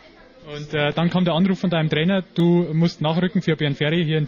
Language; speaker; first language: German; native; German